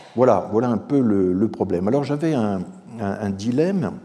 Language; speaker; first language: French; native; French